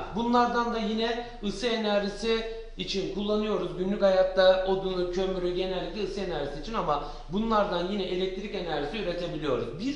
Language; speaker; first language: Turkish; native; Turkish